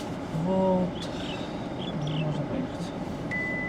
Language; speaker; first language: Russian; non-native, local second language; Uzbek